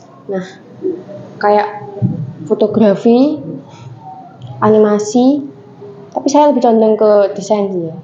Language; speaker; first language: Indonesian; non-native, local second language; Javanese